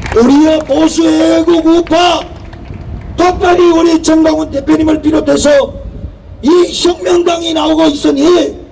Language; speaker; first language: Korean; native; Korean